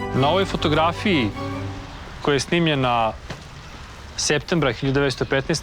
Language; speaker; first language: Bosnian; native; Bosnian